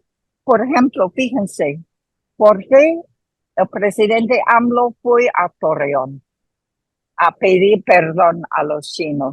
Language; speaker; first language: Spanish; non-native, fluent; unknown